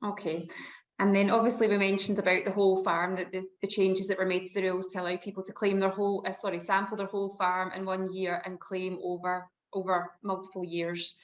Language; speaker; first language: English; native; English